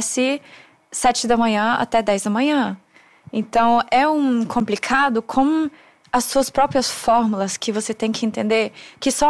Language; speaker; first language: Portuguese; non-native, fluent; German